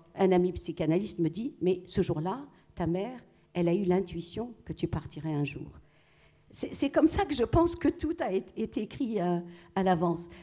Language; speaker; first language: French; non-native, local second language; Arabic